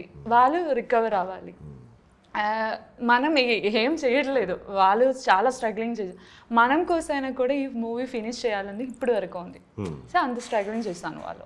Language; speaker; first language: Telugu; non-native, learner; Malayalam